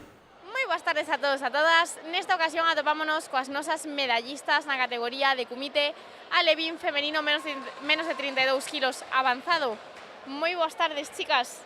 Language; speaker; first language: Galician; native; Galician